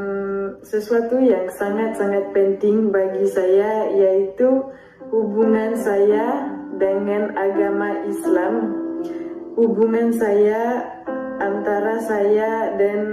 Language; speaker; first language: Indonesian; non-native, fluent; French